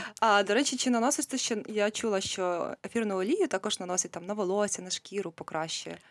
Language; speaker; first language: Ukrainian; native; Ukrainian